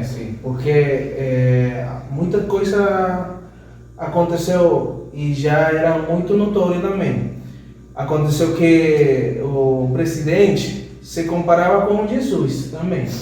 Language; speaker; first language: Portuguese; non-native, fluent; Spanish